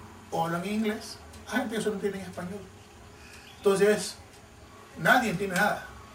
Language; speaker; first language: Spanish; native; Spanish